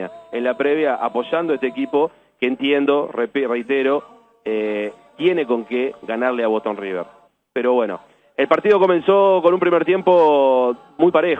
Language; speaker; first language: Spanish; native; Spanish